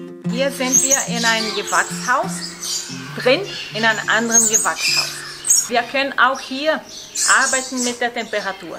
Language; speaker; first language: German; non-native, learner; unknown